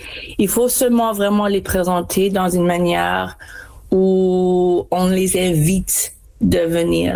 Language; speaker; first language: French; non-native, fluent; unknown